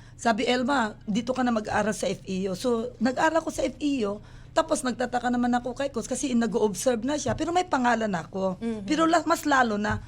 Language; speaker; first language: Filipino; non-native, local second language; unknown